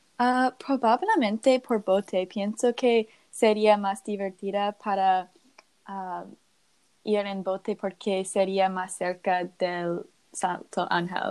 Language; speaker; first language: Spanish; non-native, learner; English